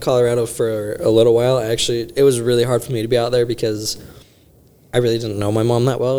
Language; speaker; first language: English; native; English